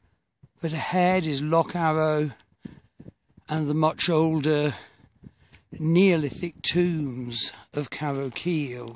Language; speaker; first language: English; native; English